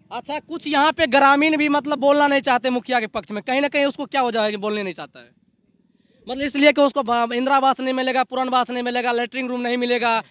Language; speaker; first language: Hindi; native; Hindi